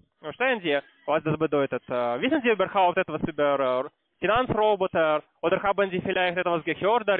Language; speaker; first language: German; non-native, learner; Russian